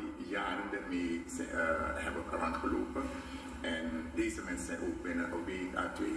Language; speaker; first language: Dutch; native; Dutch